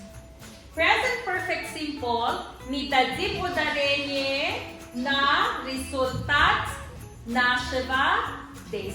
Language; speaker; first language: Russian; non-native, local second language; Tajik